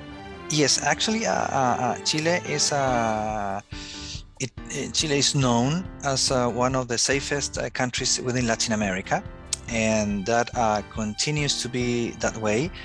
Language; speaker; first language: English; non-native, fluent; Spanish